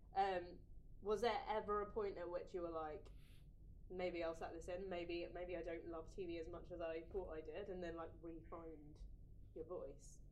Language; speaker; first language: English; native; English